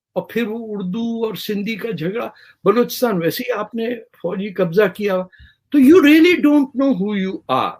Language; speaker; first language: Urdu; native; Urdu